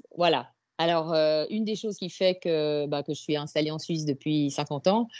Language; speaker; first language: French; native; French